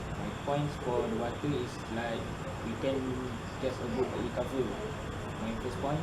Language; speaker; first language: English; non-native, learner; Malay